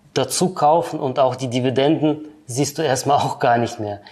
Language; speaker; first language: German; non-native, fluent; Russian